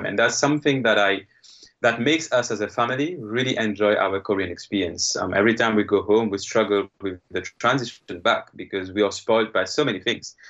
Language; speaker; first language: English; non-native, fluent; Morisyen